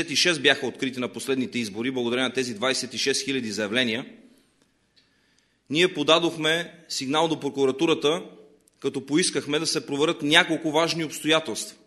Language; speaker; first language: Bulgarian; native; Bulgarian